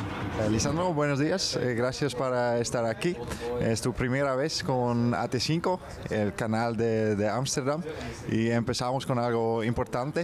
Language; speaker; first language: Spanish; non-native, fluent; Dutch